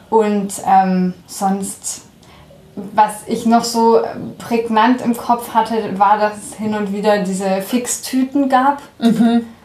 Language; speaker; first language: German; early bilingual, heritage; German